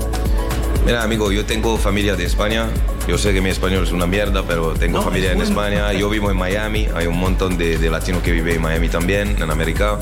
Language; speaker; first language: Spanish; non-native, learner; French